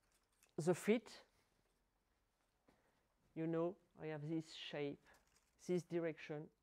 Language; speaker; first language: English; non-native, learner; French